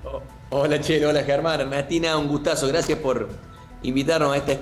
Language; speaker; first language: Spanish; native; Spanish